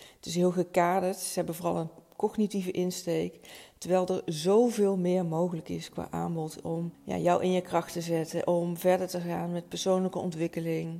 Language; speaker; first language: Dutch; native; Dutch